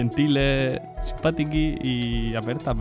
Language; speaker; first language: Italian; non-native, learner; Spanish